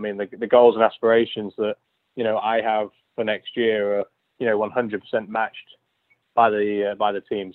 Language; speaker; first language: English; native; English